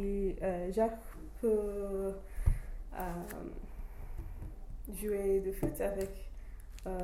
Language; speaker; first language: French; non-native, learner; English